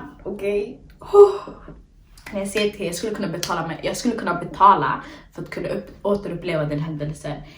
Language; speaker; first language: Swedish; early bilingual, other home language; Somali